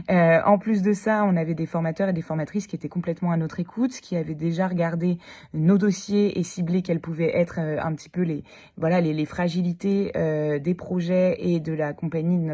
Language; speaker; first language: French; native; French